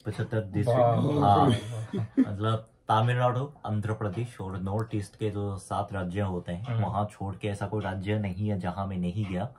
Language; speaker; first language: Hindi; non-native, fluent; Korean